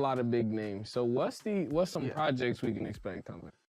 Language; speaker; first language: English; native; English